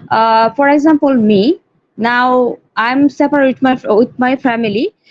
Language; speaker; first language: English; non-native, learner; Bangla